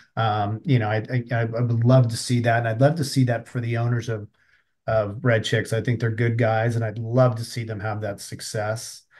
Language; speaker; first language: English; native; English